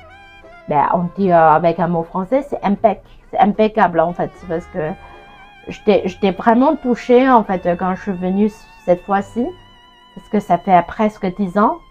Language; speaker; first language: French; non-native, fluent; Chinese